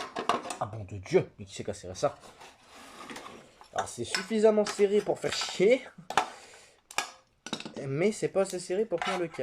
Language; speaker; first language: French; native; French